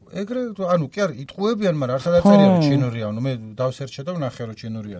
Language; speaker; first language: Georgian; native; Georgian